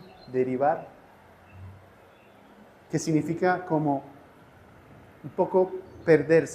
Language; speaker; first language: Portuguese; non-native, fluent; Spanish